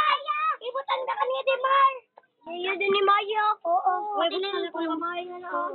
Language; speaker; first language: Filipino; non-native, local second language; Cebuano